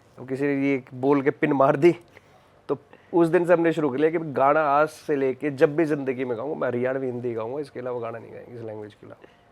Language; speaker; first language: Hindi; native; Hindi